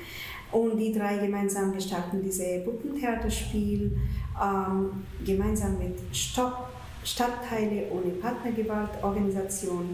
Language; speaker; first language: German; non-native, fluent; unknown